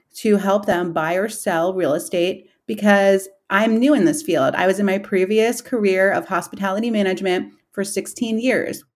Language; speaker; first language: English; native; English